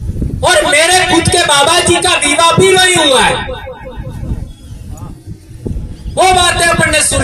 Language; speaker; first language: Hindi; non-native, local second language; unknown